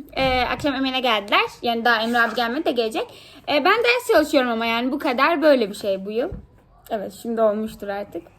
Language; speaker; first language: Turkish; native; Turkish